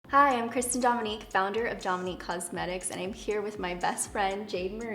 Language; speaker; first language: English; native; English